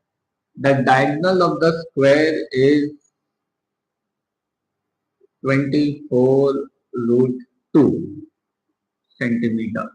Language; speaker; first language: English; non-native, local second language; Hindi